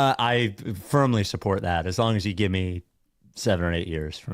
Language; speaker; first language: English; native; English